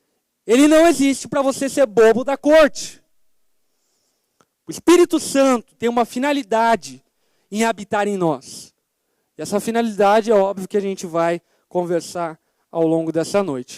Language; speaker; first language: Portuguese; native; Portuguese